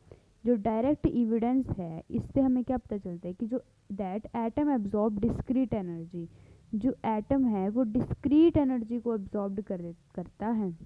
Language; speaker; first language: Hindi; native; Hindi